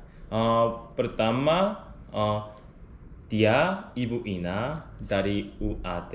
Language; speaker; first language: Indonesian; non-native, learner; Korean